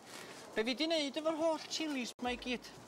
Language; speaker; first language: Welsh; native; Welsh